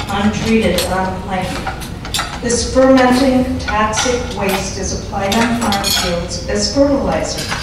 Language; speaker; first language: English; native; English